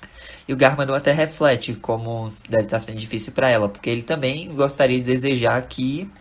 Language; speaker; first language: Portuguese; native; Portuguese